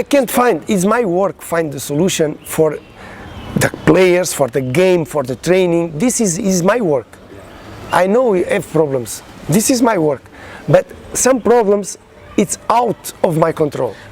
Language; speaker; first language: English; non-native, learner; Portuguese